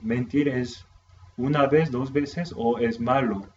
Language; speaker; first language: Spanish; non-native, fluent; Korean